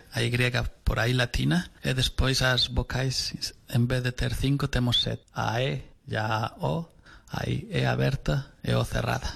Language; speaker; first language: Spanish; non-native, local second language; Galician